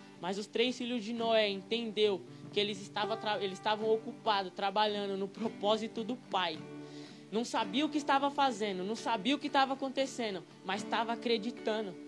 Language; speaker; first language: Portuguese; native; Portuguese